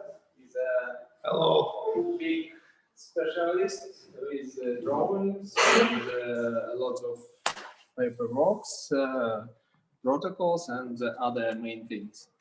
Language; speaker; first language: English; non-native, learner; Russian